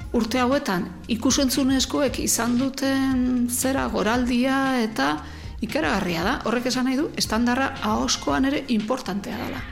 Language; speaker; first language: Basque; native; Basque